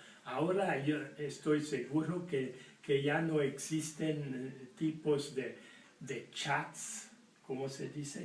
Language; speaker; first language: Spanish; non-native, fluent; French